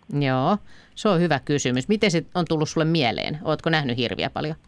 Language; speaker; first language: Finnish; native; Finnish